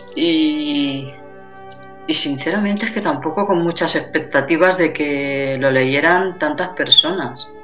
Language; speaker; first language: Spanish; native; Spanish